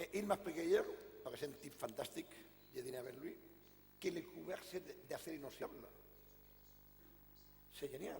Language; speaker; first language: French; non-native, fluent; Catalan